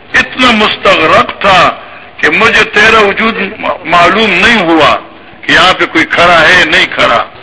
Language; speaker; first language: Urdu; non-native, local second language; Pashto